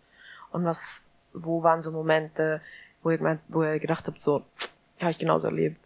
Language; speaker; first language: German; native; German